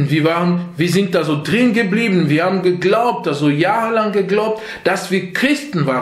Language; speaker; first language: German; non-native, fluent; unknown